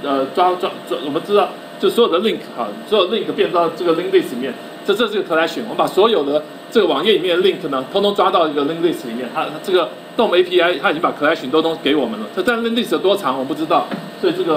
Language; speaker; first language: Chinese; native; Chinese